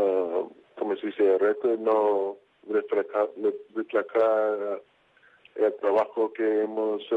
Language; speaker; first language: Spanish; non-native, fluent; English